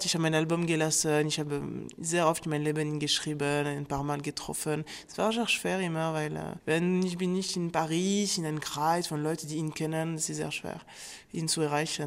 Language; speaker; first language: German; non-native, fluent; French